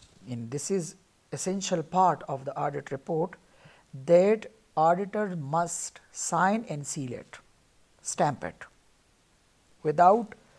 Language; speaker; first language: English; non-native, local second language; Pashto